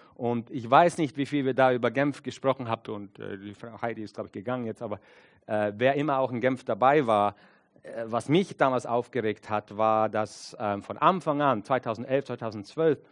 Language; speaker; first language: German; non-native, fluent; English